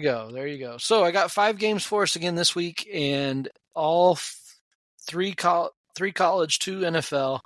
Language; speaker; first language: English; native; English